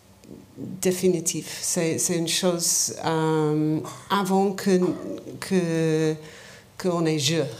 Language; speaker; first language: French; non-native, learner; English